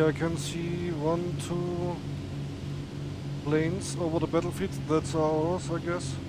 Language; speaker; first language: English; non-native, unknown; German